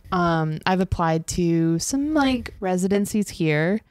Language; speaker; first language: English; native; English